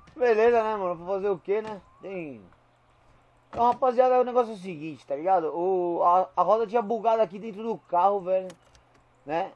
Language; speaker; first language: Portuguese; native; Portuguese